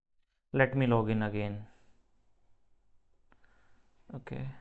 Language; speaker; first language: English; non-native, local second language; Hindi